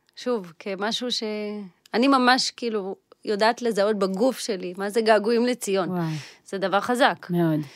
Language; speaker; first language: Hebrew; early bilingual, other home language; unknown